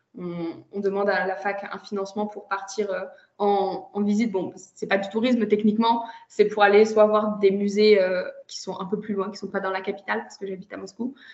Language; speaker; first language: French; native; French